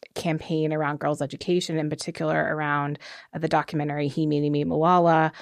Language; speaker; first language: English; native; English